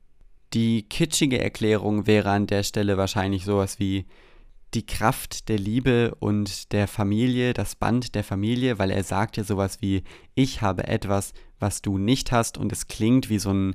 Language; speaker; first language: German; native; German